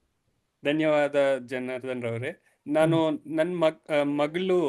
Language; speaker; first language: Kannada; non-native, learner; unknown